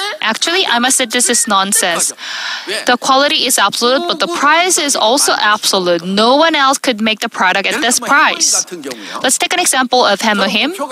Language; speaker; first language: English; non-native, fluent; Korean